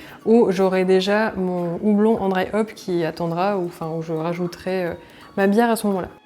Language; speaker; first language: French; native; French